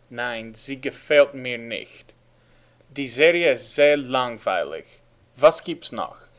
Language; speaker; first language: German; non-native, fluent; English